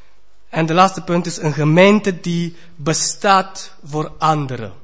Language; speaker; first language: Dutch; non-native, fluent; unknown